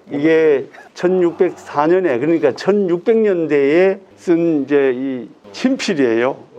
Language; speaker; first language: Korean; native; Korean